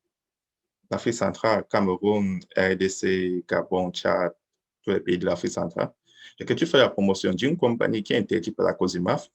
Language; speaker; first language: French; native; French